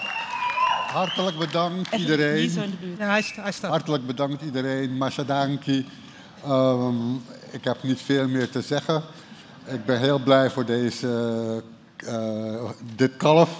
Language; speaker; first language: Dutch; non-native, local second language; Papiamento